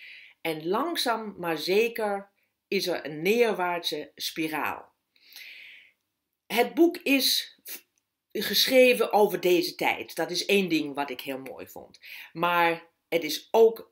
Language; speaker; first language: Dutch; non-native, fluent; German